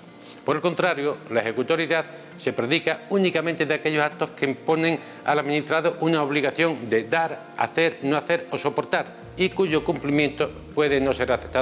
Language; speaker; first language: Spanish; native; Spanish